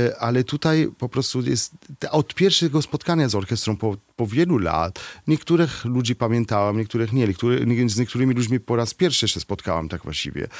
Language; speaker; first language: Polish; non-native, fluent; Arabic